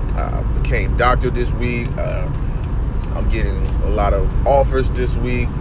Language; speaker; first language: English; native; English